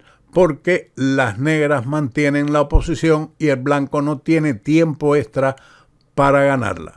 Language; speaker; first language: Spanish; native; Spanish